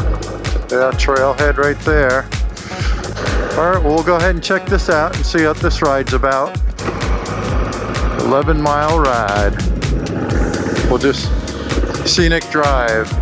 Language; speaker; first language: English; native; English